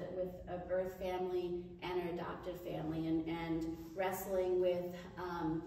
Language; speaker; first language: English; native; English